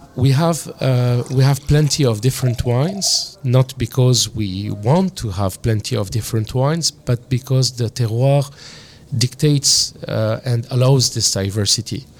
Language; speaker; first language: English; non-native, fluent; French